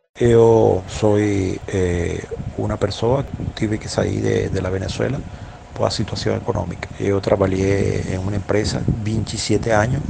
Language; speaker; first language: Portuguese; non-native, learner; Spanish